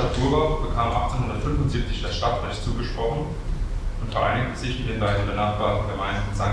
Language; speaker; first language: German; native; German